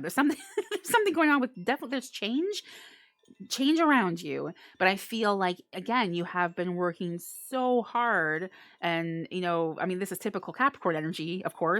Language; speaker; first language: English; native; English